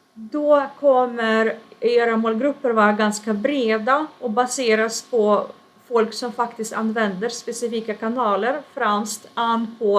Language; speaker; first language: Swedish; non-native, fluent; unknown